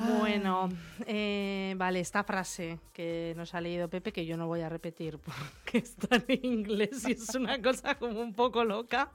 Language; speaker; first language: Spanish; native; Spanish